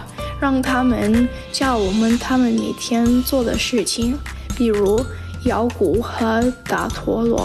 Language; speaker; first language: Chinese; non-native, learner; English